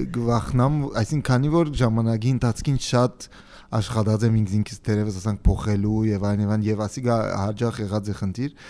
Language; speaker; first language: Armenian; early bilingual, heritage; Armenian